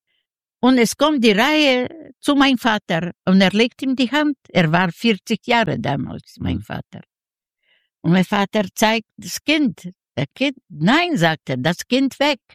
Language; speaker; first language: German; non-native, learner; Yiddish